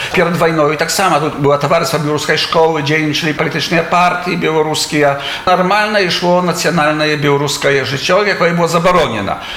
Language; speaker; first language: Belarusian; native; Belarusian